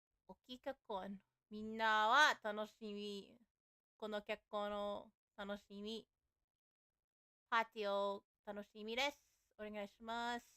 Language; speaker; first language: Japanese; non-native, learner; English